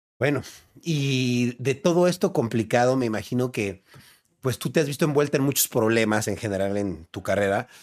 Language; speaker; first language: Spanish; native; Spanish